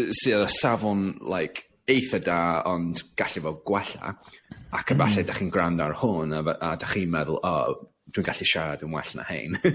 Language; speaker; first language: Welsh; non-native, local second language; English